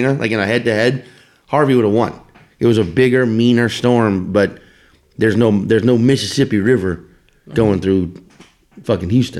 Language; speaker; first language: English; native; English